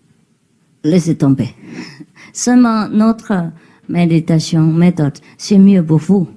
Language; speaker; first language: French; non-native, learner; Vietnamese